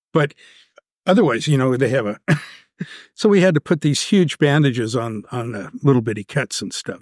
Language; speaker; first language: English; native; English